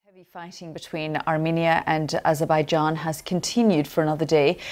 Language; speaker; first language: English; early bilingual, other home language; Armenian